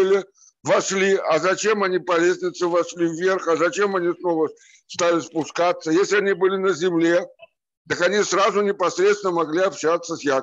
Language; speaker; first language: Russian; native; Russian